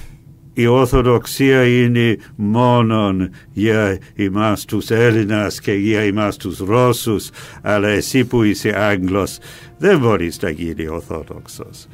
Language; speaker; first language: Greek; non-native, fluent; English